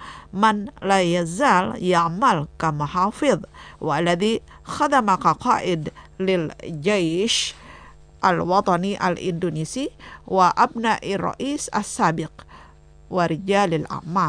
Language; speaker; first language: Arabic; non-native, fluent; Indonesian